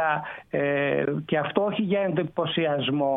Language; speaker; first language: Greek; early bilingual, other home language; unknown